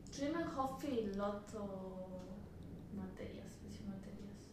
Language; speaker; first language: Welsh; non-native, learner; Spanish